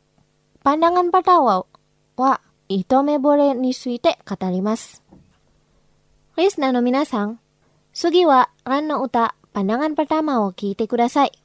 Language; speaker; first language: Japanese; non-native, fluent; Indonesian